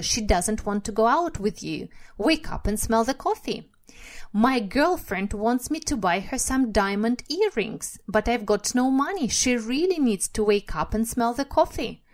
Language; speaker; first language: English; non-native, fluent; Russian